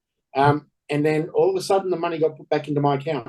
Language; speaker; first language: English; native; English